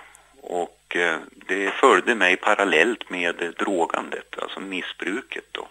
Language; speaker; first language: Swedish; native; Swedish